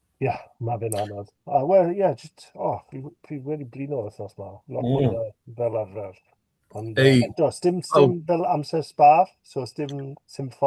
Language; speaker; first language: Welsh; native; Welsh